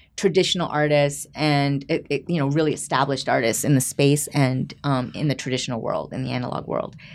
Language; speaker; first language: English; native; English